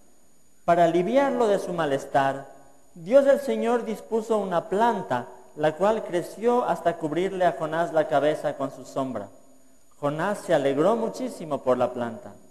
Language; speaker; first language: Spanish; native; Spanish